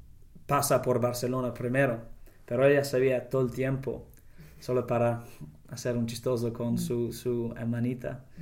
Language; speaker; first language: Spanish; non-native, learner; English